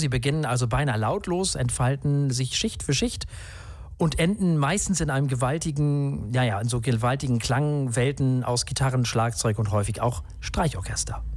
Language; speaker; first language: German; native; German